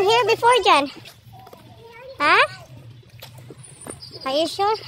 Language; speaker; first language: English; non-native, local second language; Filipino